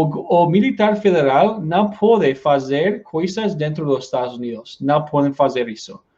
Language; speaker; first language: Portuguese; non-native, learner; Spanish